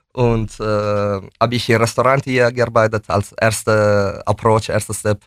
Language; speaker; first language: German; non-native, fluent; Italian